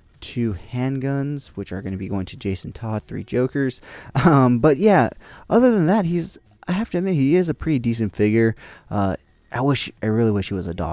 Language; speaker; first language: English; native; English